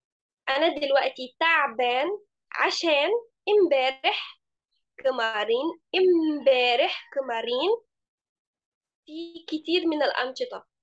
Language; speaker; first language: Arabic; non-native, fluent; Indonesian